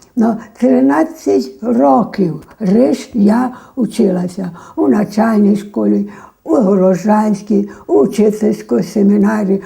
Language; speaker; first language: Ukrainian; native; Ukrainian